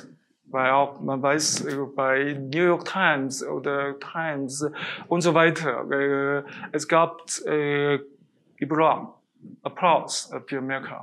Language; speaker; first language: German; non-native, fluent; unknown